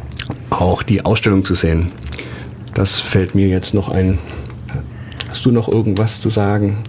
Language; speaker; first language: German; native; German